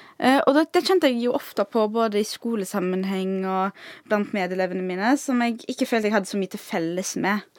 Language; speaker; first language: Norwegian; early bilingual, other home language; Arabic